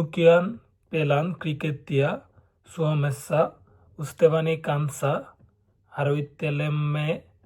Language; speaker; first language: Finnish; non-native, learner; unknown